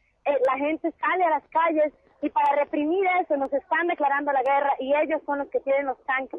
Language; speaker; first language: Spanish; native; Spanish